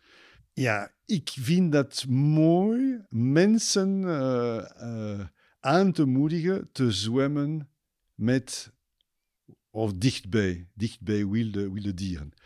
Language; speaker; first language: Dutch; non-native, fluent; French